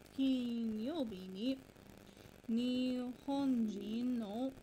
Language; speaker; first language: Japanese; non-native, learner; English